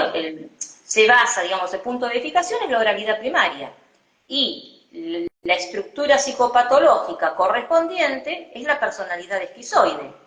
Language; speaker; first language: Spanish; native; Spanish